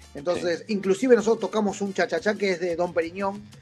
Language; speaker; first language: Spanish; native; Spanish